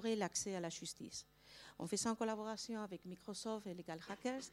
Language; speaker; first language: French; non-native, fluent; Spanish